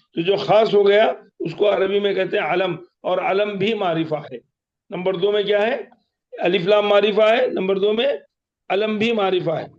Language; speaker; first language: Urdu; native; Urdu